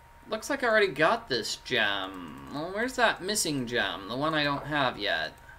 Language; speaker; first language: English; native; English